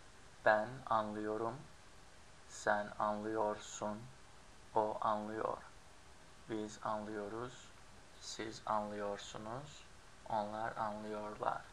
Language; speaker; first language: Turkish; non-native, learner; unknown